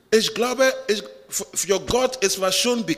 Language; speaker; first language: German; non-native, learner; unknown